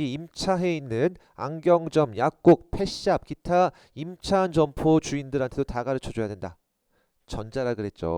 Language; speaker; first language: Korean; native; Korean